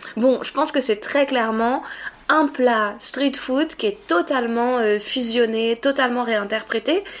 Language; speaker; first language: French; native; French